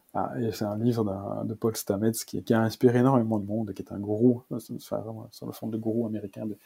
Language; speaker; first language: French; native; French